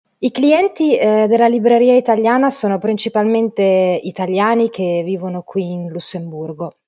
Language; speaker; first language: Italian; native; Italian